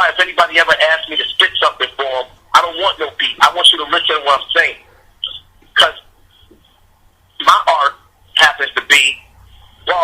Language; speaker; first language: English; native; English